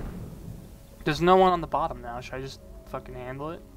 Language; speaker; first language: English; native; English